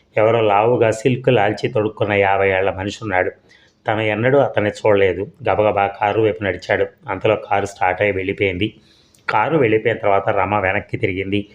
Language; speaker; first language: Telugu; native; Telugu